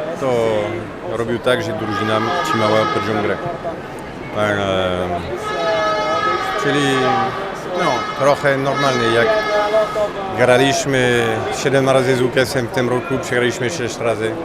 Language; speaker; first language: Polish; non-native, fluent; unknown